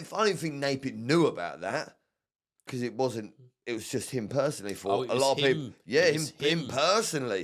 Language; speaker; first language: English; native; English